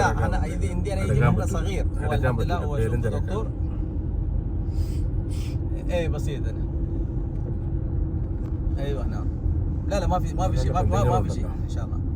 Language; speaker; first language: Arabic; non-native, learner; Malayalam